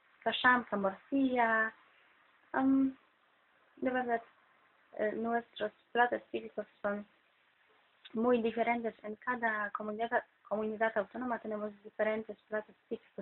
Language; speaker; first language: Spanish; non-native, fluent; Polish